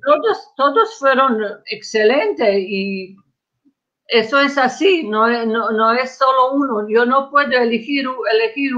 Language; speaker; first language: Spanish; non-native, fluent; Croatian